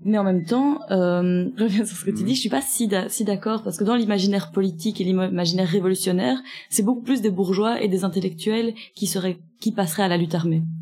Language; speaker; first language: French; native; French